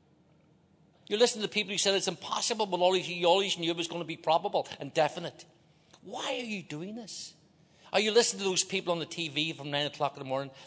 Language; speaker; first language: English; native; English